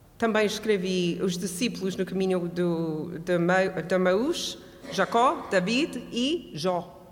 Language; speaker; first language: Portuguese; non-native, fluent; English